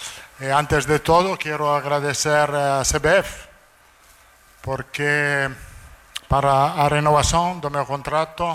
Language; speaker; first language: Portuguese; non-native, learner; Italian